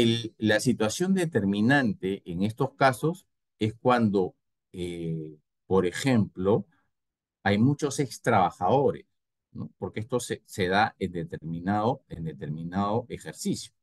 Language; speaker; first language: Spanish; native; Spanish